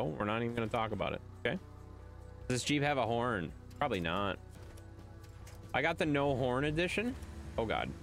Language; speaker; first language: English; native; English